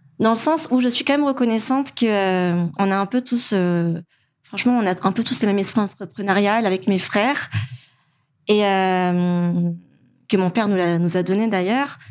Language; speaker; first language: French; non-native, local second language; Malagasy